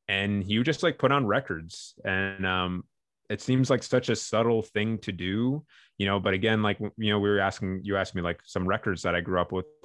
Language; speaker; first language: English; native; English